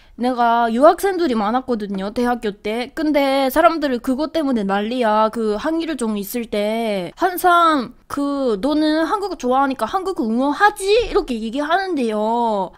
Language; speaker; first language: Korean; non-native, fluent; Japanese